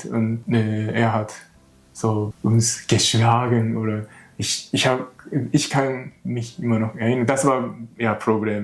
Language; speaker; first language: German; non-native, learner; Japanese